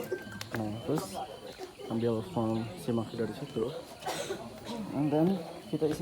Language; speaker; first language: Indonesian; native; Indonesian